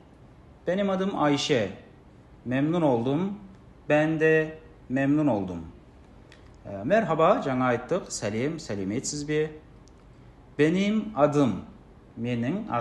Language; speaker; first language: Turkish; non-native, fluent; Kazakh